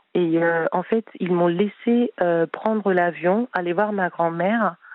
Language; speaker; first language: French; non-native, fluent; Spanish